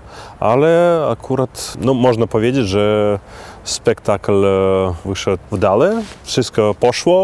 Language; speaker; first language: Polish; non-native, fluent; Belarusian